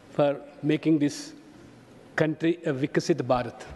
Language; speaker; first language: Hindi; non-native, local second language; Telugu